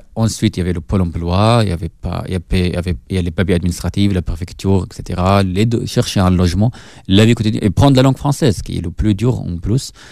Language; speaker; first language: French; non-native, fluent; Arabic